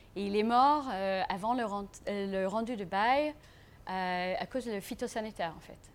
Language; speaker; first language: French; non-native, fluent; English